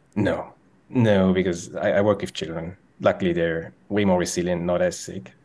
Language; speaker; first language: English; non-native, fluent; Swiss German